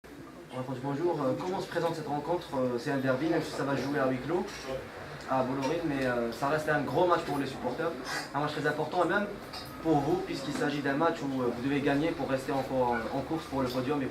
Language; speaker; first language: French; native; French